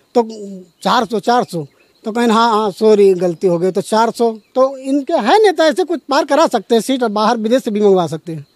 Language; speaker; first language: Hindi; native; Hindi